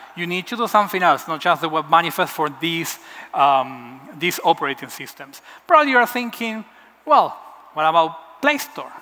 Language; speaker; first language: English; non-native, fluent; Spanish